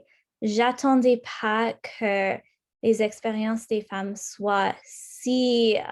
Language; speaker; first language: French; non-native, local second language; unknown